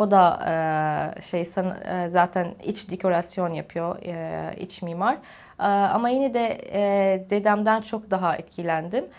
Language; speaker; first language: Turkish; non-native, fluent; Arabic